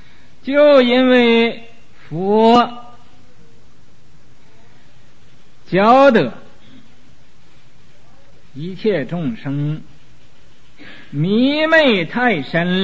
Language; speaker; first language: Chinese; native; Chinese